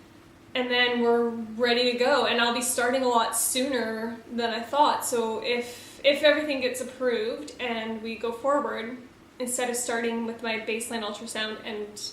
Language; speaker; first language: English; native; English